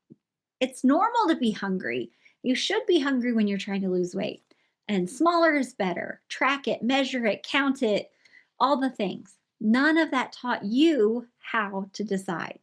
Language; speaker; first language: English; native; English